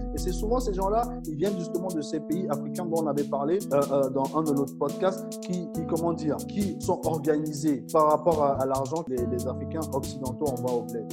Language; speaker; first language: French; non-native, fluent; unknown